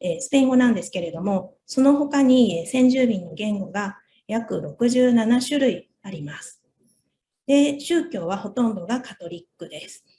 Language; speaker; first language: Japanese; non-native, fluent; Spanish